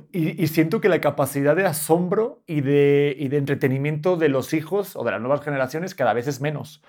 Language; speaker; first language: Spanish; native; Spanish